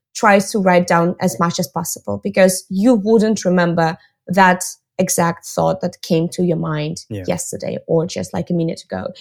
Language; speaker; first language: English; non-native, fluent; Russian